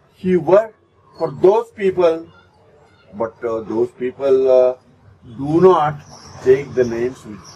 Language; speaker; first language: English; non-native, local second language; Marathi